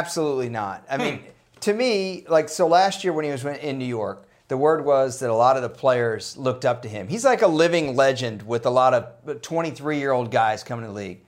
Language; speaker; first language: English; native; English